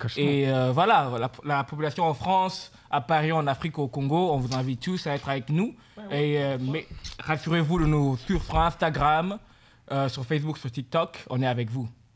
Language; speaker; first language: French; non-native, local second language; Lingala